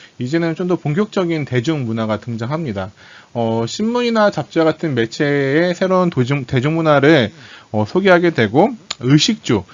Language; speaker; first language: Korean; native; Korean